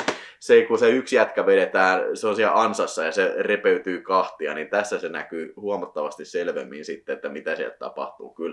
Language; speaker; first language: Finnish; native; Finnish